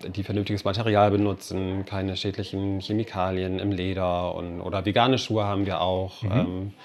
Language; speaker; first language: German; non-native, fluent; English